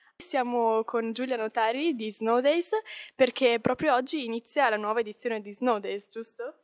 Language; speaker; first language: Italian; native; Italian